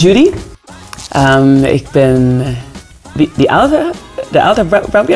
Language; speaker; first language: German; non-native, fluent; English